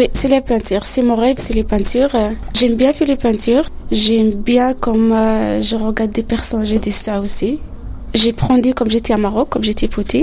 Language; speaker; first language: French; non-native, learner; Arabic